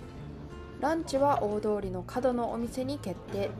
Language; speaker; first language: Japanese; native; Japanese